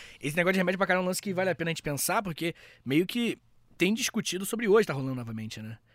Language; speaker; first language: Portuguese; native; Portuguese